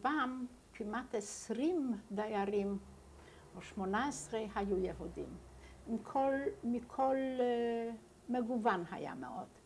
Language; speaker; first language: Hebrew; non-native, fluent; Yiddish